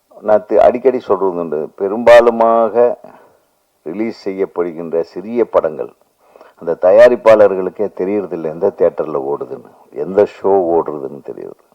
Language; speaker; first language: Tamil; native; Tamil